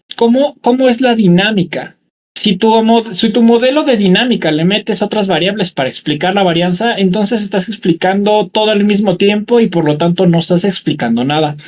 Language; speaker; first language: Spanish; native; Spanish